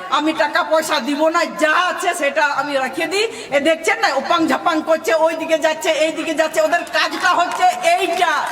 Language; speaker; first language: Bangla; non-native, local second language; Santali